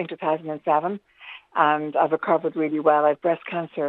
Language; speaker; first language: English; native; English